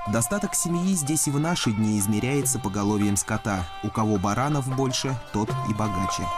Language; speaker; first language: Russian; native; Russian